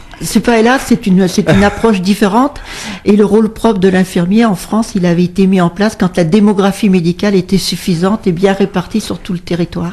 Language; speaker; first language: French; native; French